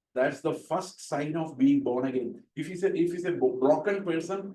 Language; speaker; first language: English; non-native, local second language; Malayalam